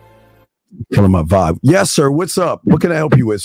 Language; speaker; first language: English; native; English